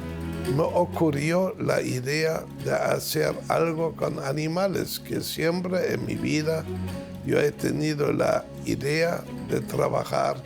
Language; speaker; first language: Spanish; non-native, fluent; German